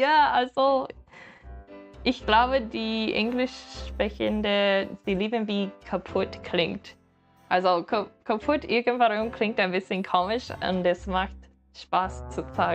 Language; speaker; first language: German; non-native, learner; English